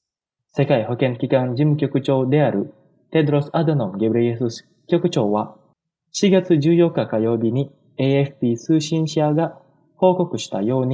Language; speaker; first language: Japanese; non-native, fluent; Indonesian